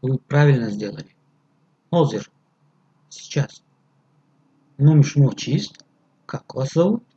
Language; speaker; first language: Russian; non-native, fluent; Tajik